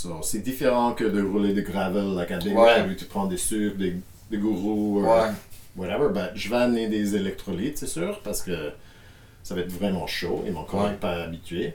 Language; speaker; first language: French; non-native, fluent; English